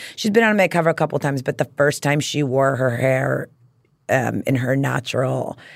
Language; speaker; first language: English; native; English